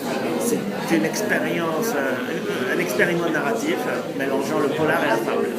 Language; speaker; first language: French; non-native, fluent; Spanish